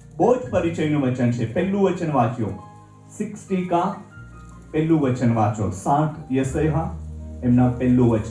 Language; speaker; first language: Gujarati; non-native, local second language; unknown